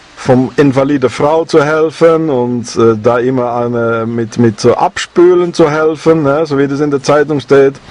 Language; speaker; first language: German; non-native, fluent; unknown